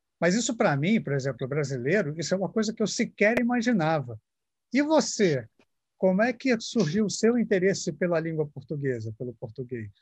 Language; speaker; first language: Portuguese; native; Portuguese